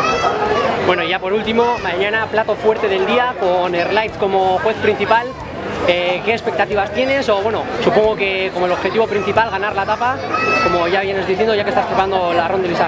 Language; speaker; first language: Spanish; native; Spanish